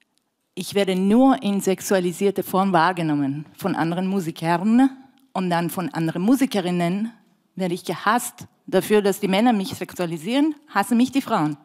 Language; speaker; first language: German; non-native, fluent; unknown